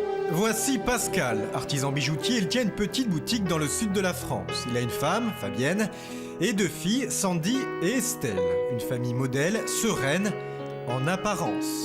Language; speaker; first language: French; native; French